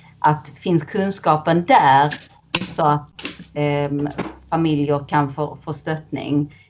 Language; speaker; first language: Swedish; native; Swedish